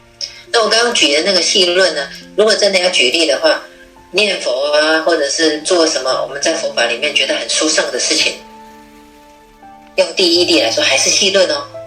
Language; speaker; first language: Chinese; native; Chinese